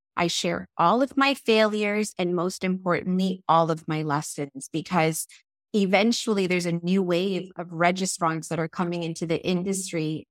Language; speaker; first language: English; native; English